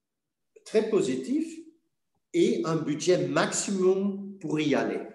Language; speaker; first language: French; non-native, fluent; Dutch